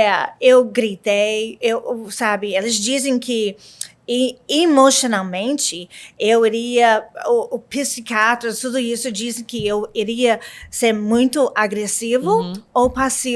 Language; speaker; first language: Portuguese; non-native, learner; English